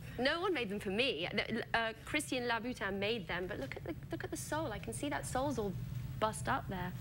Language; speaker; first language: English; native; English